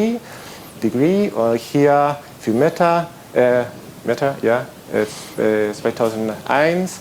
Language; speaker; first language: German; non-native, fluent; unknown